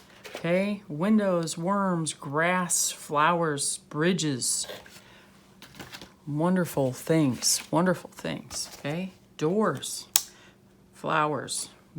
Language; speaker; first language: English; native; English